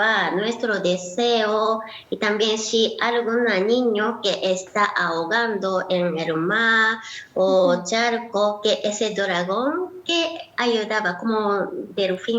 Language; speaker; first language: Spanish; non-native, learner; Japanese